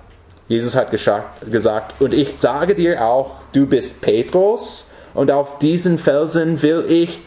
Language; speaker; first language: German; non-native, fluent; English